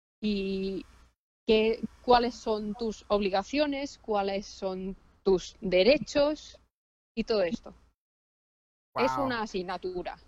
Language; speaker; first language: Spanish; non-native, fluent; Finnish